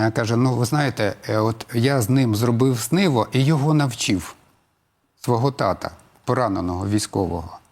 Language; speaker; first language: Ukrainian; non-native, local second language; Russian